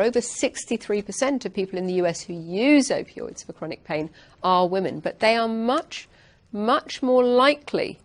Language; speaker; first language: English; native; English